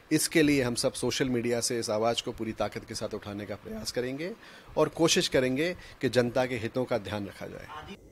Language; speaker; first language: Hindi; native; Hindi